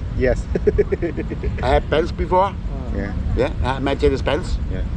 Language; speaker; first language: English; non-native, learner; German